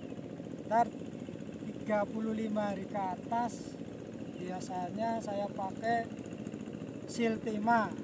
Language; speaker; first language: Indonesian; non-native, local second language; Javanese